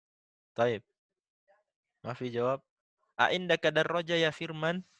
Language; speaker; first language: Arabic; non-native, fluent; Indonesian